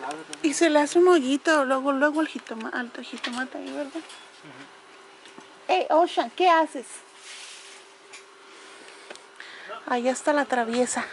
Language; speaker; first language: Spanish; native; Spanish